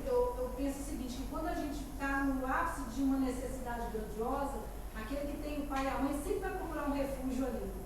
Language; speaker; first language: Portuguese; native; Portuguese